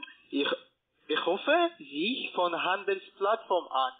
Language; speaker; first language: German; non-native, learner; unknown